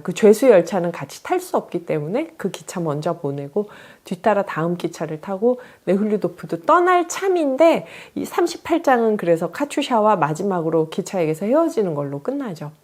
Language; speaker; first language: Korean; native; Korean